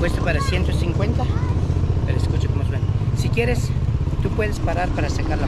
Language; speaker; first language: Spanish; native; Spanish